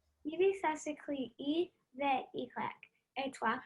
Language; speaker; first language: French; non-native, learner; English